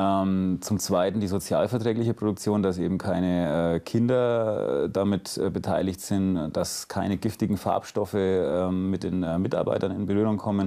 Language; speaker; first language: German; native; German